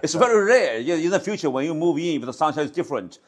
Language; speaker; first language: English; non-native, learner; Chinese